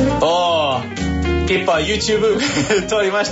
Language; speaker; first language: Japanese; non-native, fluent; English